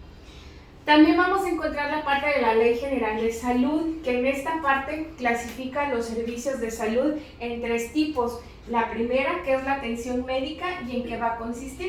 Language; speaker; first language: Spanish; native; Spanish